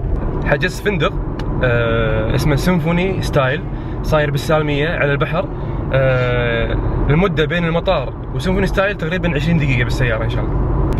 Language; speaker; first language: Arabic; native; Arabic